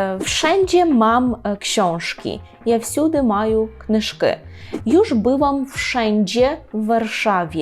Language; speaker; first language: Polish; non-native, fluent; Ukrainian